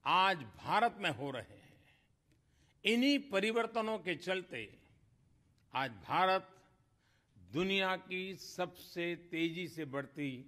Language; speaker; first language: Hindi; native; Hindi